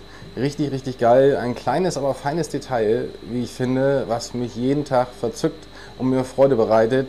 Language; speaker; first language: German; native; German